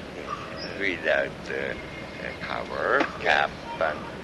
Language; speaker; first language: English; non-native, learner; Japanese